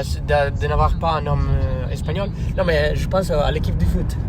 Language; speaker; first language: French; non-native, fluent; Italian